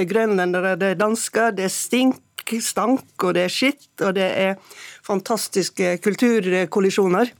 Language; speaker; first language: Norwegian; native; Norwegian